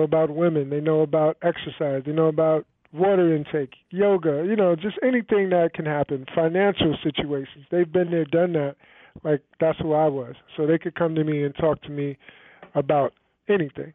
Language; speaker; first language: English; native; English